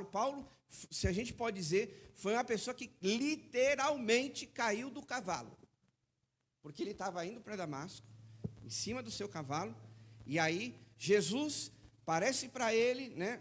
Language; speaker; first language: Portuguese; native; Portuguese